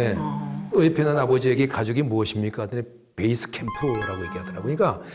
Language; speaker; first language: Korean; native; Korean